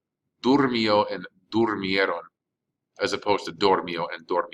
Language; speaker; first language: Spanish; non-native, fluent; English